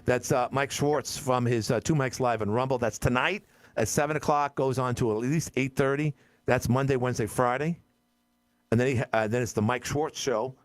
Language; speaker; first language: English; native; English